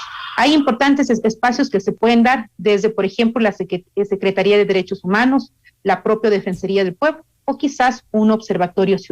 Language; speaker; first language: Spanish; native; Spanish